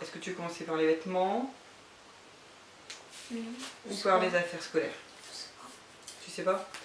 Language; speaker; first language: French; native; French